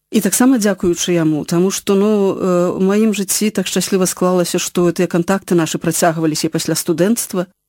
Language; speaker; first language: Belarusian; native; Belarusian